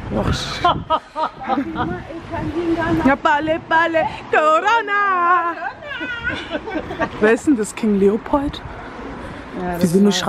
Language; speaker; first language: German; early bilingual, other home language; Lingala